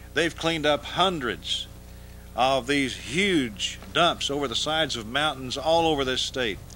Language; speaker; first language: English; native; English